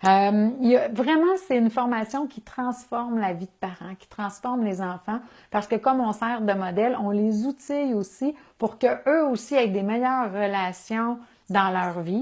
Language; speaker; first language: French; native; French